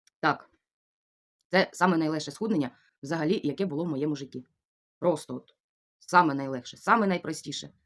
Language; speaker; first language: Ukrainian; non-native, local second language; Russian